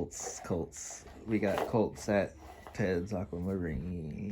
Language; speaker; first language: English; native; English